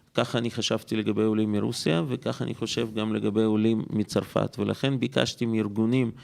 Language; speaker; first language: Hebrew; non-native, fluent; Russian